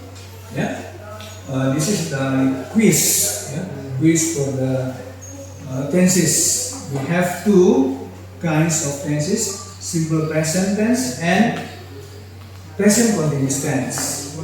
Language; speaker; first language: English; non-native, fluent; Indonesian